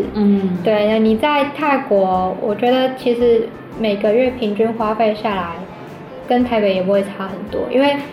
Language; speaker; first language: Chinese; native; Chinese